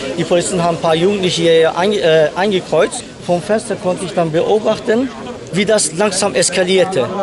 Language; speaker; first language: German; non-native, fluent; Turkish